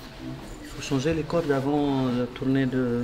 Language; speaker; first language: French; non-native, local second language; Arabic